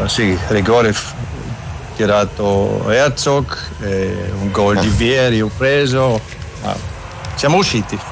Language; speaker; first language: Italian; non-native, fluent; German